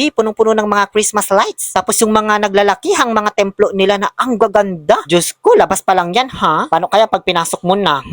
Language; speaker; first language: Filipino; native; Filipino